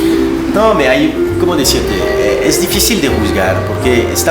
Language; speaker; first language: Spanish; non-native, fluent; French